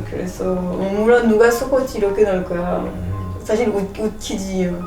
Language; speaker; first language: Korean; non-native, learner; French